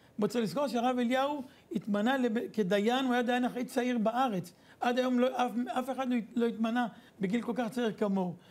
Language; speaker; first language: Hebrew; native; Hebrew